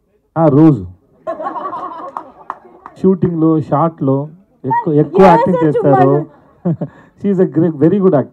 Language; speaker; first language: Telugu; non-native, learner; Tamil